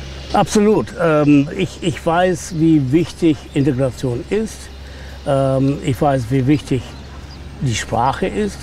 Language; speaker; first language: German; non-native, fluent; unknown